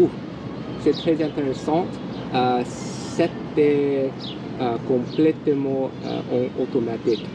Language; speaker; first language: French; non-native, learner; English